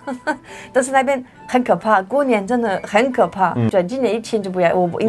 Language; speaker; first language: Chinese; non-native, fluent; French